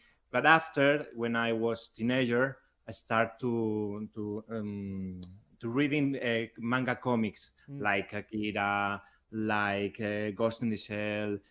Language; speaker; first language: English; non-native, learner; Spanish